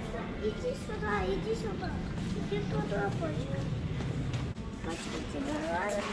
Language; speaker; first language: Russian; early bilingual, heritage; Russian